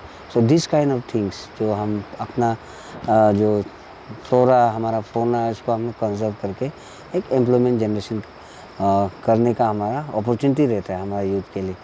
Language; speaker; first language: Hindi; non-native, local second language; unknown